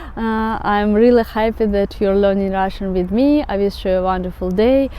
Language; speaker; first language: English; non-native, fluent; Russian